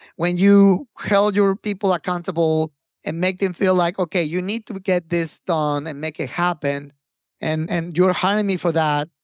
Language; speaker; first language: English; non-native, fluent; Spanish